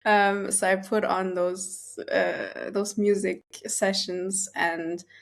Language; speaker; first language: English; non-native, fluent; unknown